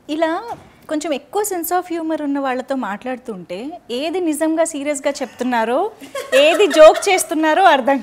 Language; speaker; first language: Telugu; native; Telugu